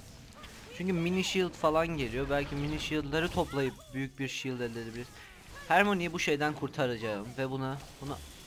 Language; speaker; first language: Turkish; native; Turkish